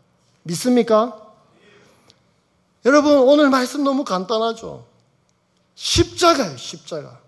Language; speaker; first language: Korean; native; Korean